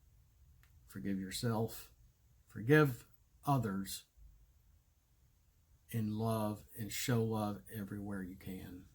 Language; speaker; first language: English; native; English